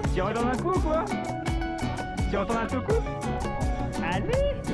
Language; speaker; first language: French; native; French